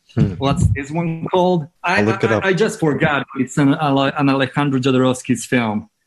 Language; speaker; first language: English; non-native, fluent; Spanish